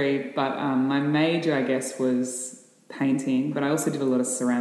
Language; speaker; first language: English; native; English